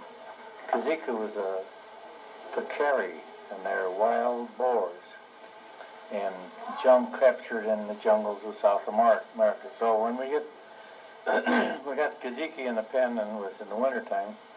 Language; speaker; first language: English; native; English